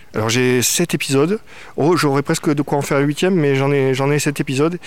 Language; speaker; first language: French; native; French